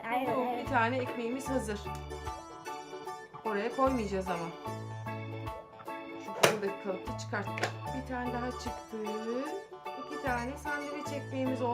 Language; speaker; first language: Turkish; native; Turkish